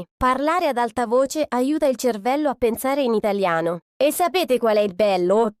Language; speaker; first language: Italian; non-native, fluent; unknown